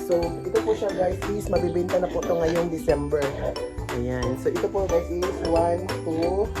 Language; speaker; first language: Filipino; non-native, local second language; Cebuano